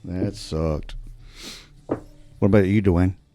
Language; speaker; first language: English; native; English